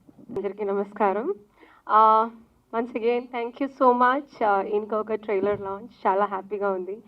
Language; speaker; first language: Telugu; non-native, local second language; Malayalam